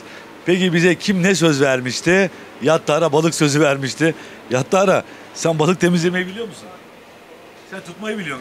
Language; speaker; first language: Turkish; native; Turkish